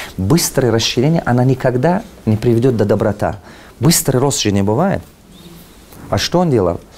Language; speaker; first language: Russian; non-native, local second language; Tajik